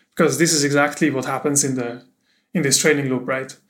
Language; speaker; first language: English; non-native, fluent; German